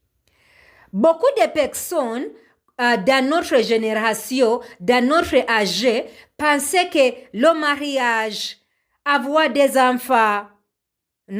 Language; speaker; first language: French; non-native, learner; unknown